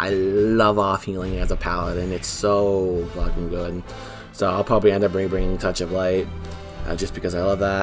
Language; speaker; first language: English; native; English